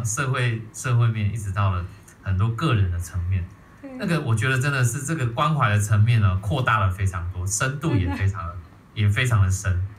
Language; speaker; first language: Chinese; native; Chinese